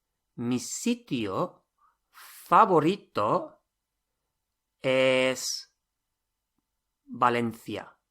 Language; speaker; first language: Spanish; non-native, fluent; English